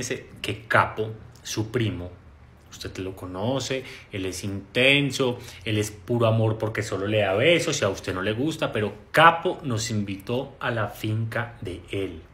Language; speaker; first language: Spanish; native; Spanish